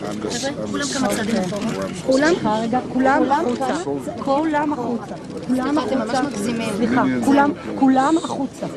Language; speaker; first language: Hebrew; native; Hebrew